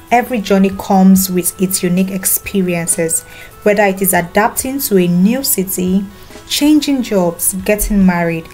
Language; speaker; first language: English; non-native, local second language; Yoruba